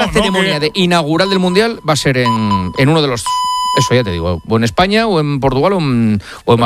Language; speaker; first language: Spanish; native; Spanish